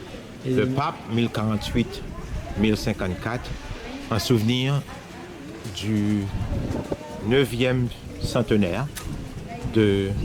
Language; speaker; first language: French; non-native, local second language; Haitian Creole